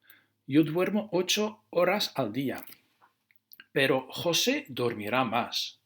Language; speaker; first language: Spanish; non-native, fluent; Dutch